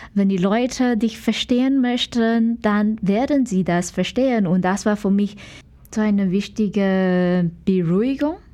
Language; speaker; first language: German; non-native, fluent; Chinese